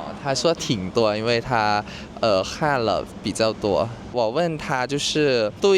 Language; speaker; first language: Chinese; non-native, fluent; Thai